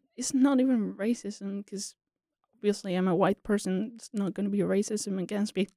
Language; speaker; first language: English; non-native, fluent; Spanish